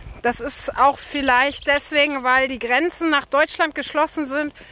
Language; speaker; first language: German; native; German